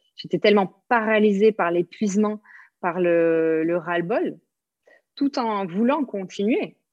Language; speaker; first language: French; native; French